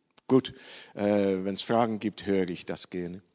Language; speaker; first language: German; non-native, learner; Dutch